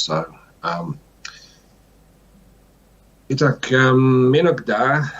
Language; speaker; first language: Russian; non-native, learner; English